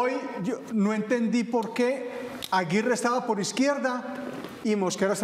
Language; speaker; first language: Spanish; native; Spanish